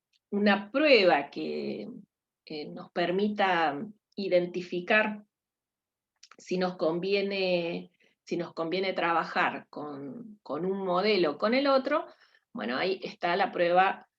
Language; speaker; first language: Spanish; native; Spanish